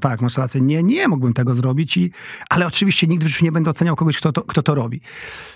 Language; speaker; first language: Polish; native; Polish